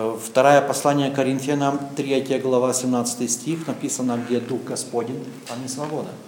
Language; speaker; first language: Czech; non-native, learner; Russian